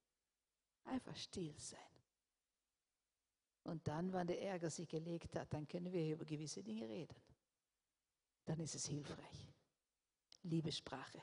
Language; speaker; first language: German; non-native, fluent; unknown